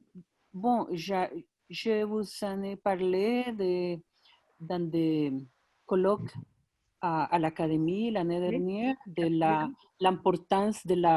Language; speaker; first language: French; non-native, fluent; Spanish